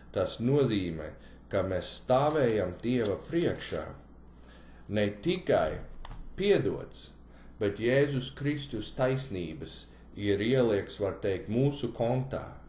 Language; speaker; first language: Latvian; early bilingual, heritage; Latvian